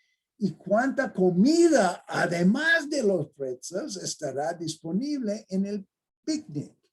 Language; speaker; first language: Spanish; non-native, fluent; English